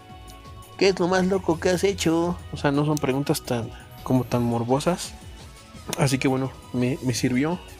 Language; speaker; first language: Spanish; native; Spanish